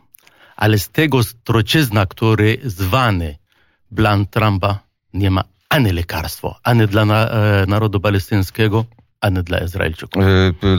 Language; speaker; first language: Polish; non-native, fluent; Arabic